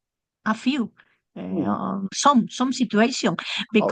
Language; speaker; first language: English; non-native, learner; Spanish